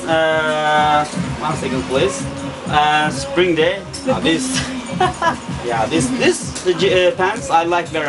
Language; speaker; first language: English; non-native, learner; Turkish